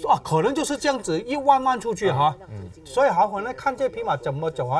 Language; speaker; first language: Chinese; native; Chinese